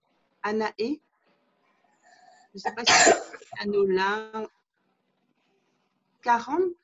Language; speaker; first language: French; native; French